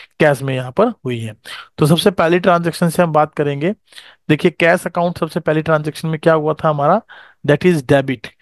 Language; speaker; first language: Hindi; native; Hindi